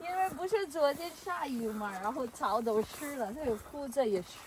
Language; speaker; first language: Chinese; non-native, learner; Filipino